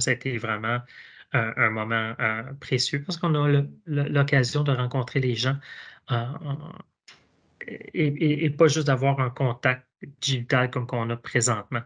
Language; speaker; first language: French; native; French